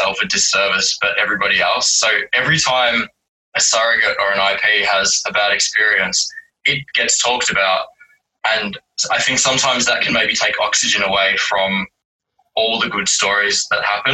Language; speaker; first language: English; native; English